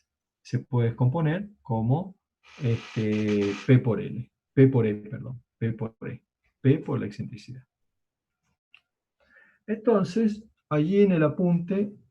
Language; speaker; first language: Spanish; native; Spanish